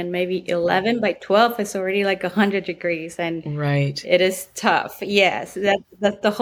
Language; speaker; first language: English; non-native, fluent; Spanish